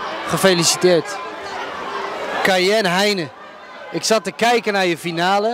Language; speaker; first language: Dutch; native; Dutch